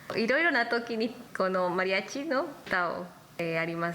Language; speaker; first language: Japanese; non-native, learner; Spanish